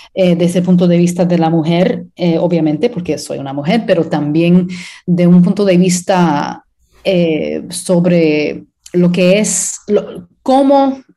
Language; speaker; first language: Spanish; early bilingual, heritage; Spanish